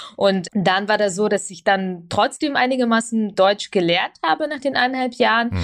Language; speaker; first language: German; early bilingual, other home language; Russian